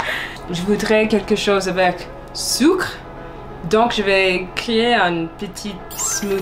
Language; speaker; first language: French; non-native, learner; English